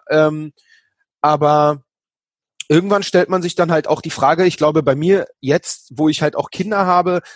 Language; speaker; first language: German; native; German